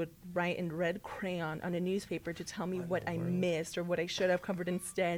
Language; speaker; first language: English; early bilingual, other home language; Spanish